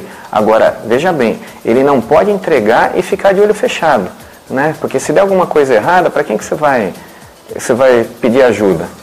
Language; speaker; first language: Portuguese; native; Portuguese